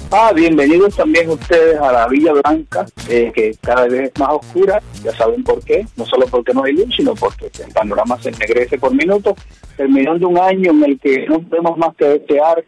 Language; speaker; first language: Spanish; native; Spanish